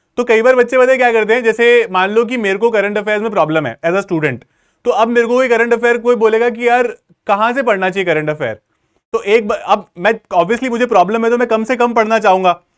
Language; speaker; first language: Hindi; native; Hindi